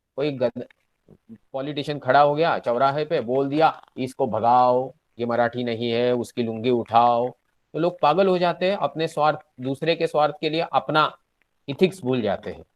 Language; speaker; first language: Hindi; non-native, local second language; Marathi